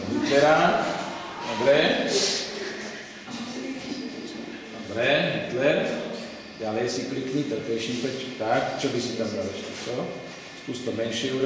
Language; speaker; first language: Slovak; native; Slovak